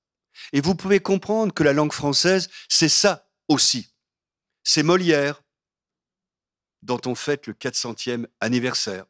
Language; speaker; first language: French; native; French